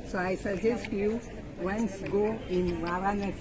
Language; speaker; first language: English; non-native, local second language; Marathi